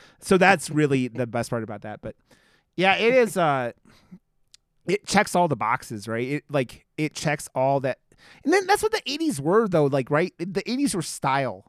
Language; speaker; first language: English; native; English